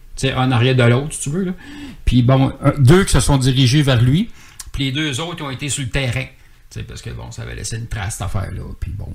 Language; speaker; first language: French; native; French